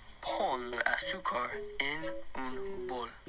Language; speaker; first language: Spanish; non-native, learner; English